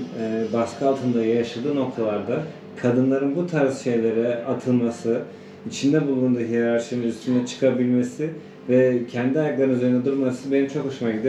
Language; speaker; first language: Turkish; native; Turkish